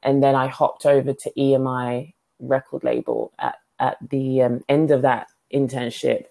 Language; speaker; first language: English; native; English